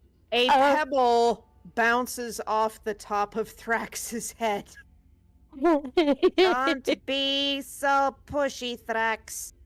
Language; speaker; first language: English; native; English